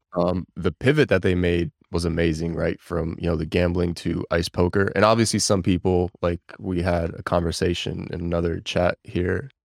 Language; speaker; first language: English; early bilingual, other home language; Bulgarian